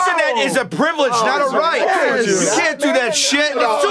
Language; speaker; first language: English; native; English